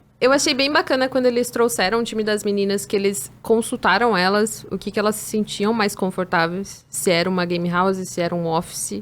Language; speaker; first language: Portuguese; native; Portuguese